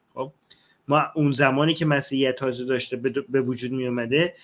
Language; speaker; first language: Persian; native; Persian